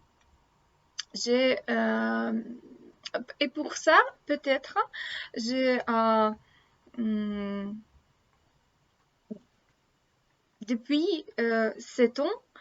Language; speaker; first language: French; non-native, learner; Russian